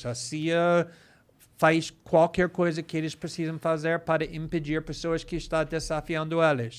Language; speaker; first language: Portuguese; non-native, fluent; English